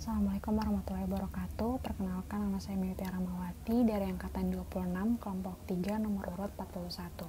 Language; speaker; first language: Indonesian; native; Indonesian